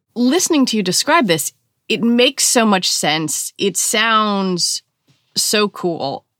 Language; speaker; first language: English; native; English